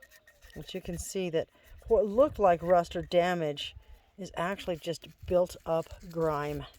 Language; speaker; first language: English; native; English